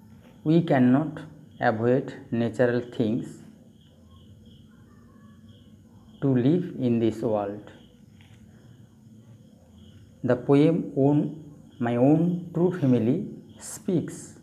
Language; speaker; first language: English; non-native, local second language; Bangla